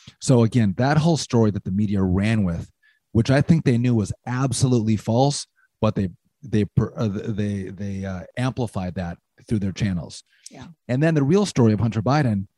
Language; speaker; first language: English; native; English